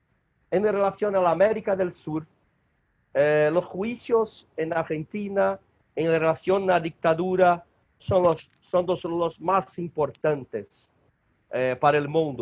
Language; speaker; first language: Spanish; non-native, learner; Portuguese